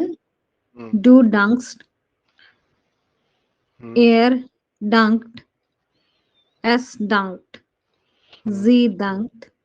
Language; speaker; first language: German; non-native, learner; Hindi